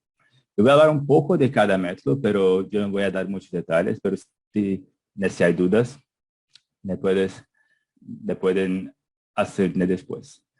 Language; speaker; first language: Spanish; non-native, fluent; Portuguese